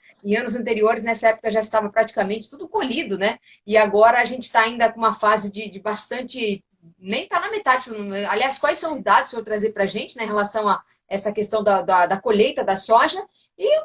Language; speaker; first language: Portuguese; native; Portuguese